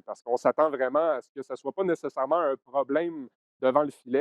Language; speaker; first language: French; native; French